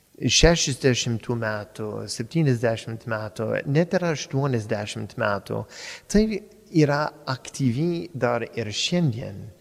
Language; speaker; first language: Lithuanian; non-native, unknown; English